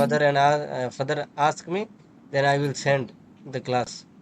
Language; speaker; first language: English; non-native, learner; Urdu